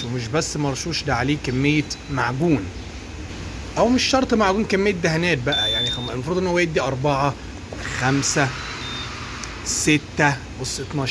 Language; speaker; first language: Arabic; native; Arabic